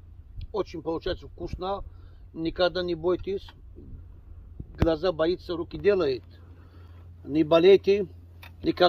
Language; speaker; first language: Russian; non-native, learner; Tajik